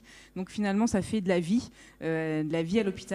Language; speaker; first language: French; native; French